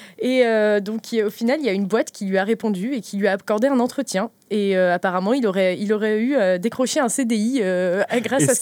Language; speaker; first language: French; native; French